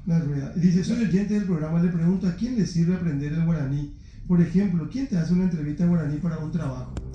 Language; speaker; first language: Spanish; native; Spanish